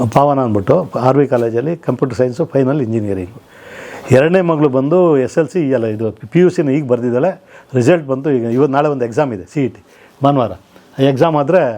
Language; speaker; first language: Kannada; native; Kannada